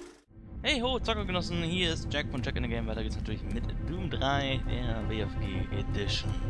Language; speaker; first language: German; native; German